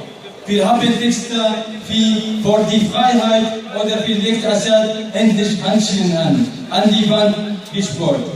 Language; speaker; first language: German; non-native, learner; Arabic